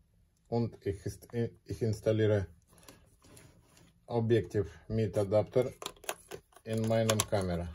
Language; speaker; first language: German; non-native, learner; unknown